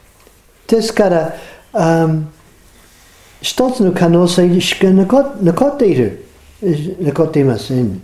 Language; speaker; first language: Japanese; non-native, fluent; English